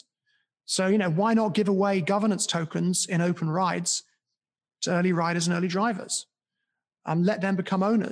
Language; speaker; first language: English; native; English